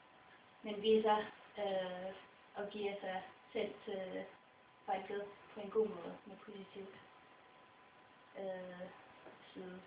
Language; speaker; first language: Danish; non-native, local second language; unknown